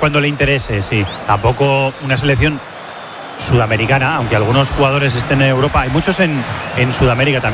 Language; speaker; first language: Spanish; native; Spanish